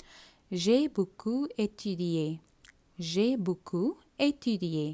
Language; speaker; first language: French; non-native, fluent; Tamil